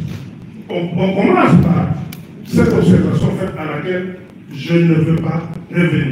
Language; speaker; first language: French; non-native, local second language; Lingala